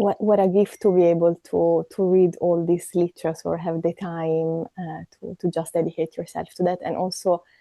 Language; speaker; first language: English; non-native, fluent; Italian